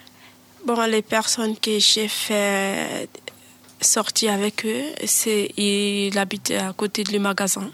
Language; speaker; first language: French; non-native, learner; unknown